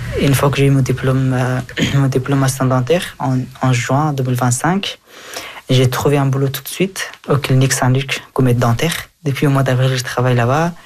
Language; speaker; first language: French; early bilingual, other home language; Hazaragi